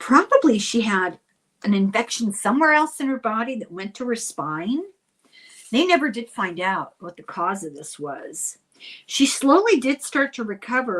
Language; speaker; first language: English; native; English